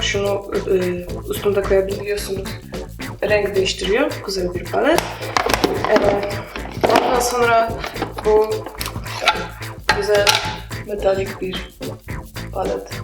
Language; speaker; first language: Turkish; non-native, learner; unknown